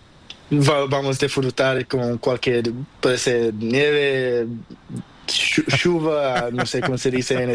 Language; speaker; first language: Spanish; non-native, learner; Portuguese